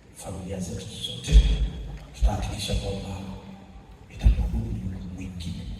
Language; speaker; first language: Swahili; non-native, local second language; Masai